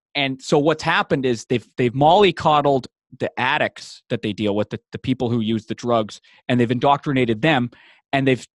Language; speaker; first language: English; native; English